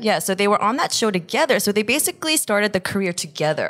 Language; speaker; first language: English; early bilingual, other home language; Korean